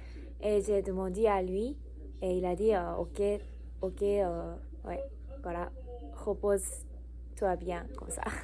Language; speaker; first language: French; non-native, learner; Japanese